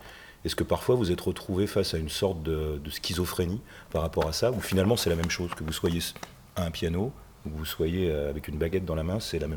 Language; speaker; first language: French; native; French